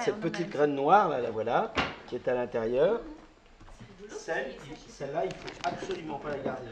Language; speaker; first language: French; native; French